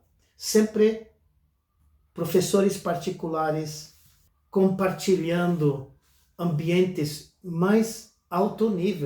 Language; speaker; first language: Portuguese; non-native, fluent; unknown